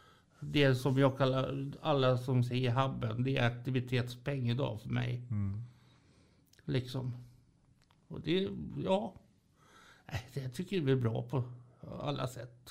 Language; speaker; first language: Swedish; native; Swedish